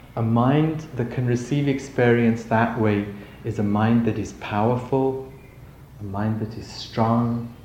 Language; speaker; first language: English; native; English